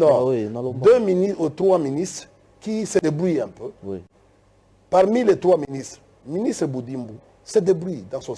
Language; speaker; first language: French; non-native, local second language; Lingala